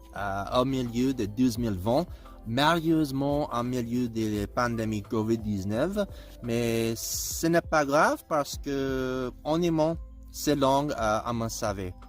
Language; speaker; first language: French; non-native, learner; English